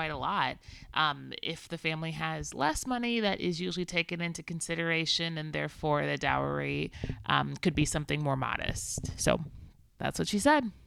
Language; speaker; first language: English; native; English